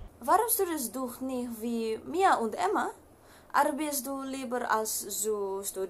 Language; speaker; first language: German; non-native, learner; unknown